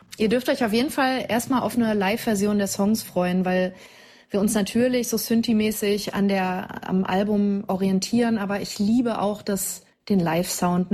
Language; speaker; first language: German; native; German